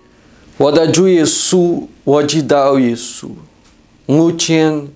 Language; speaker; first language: Chinese; non-native, fluent; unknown